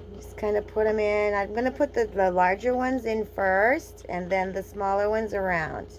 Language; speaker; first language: English; native; English